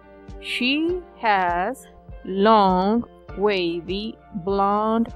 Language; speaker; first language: English; non-native, fluent; Spanish